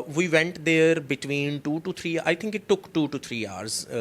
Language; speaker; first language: English; non-native, local second language; Punjabi